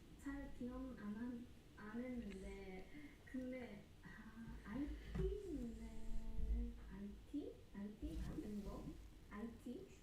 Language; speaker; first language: Korean; non-native, fluent; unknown